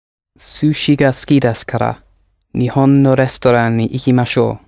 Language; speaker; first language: Japanese; non-native, learner; English